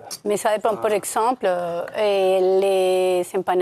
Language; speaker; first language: French; non-native, local second language; Spanish